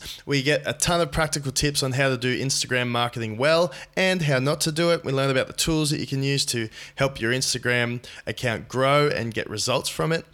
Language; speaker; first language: English; native; English